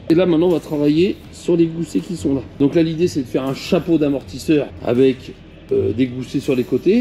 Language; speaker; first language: French; native; French